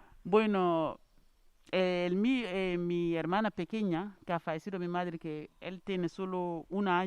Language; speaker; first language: Spanish; non-native, learner; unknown